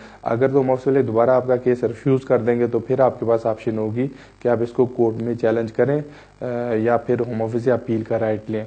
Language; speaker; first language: Urdu; native; Urdu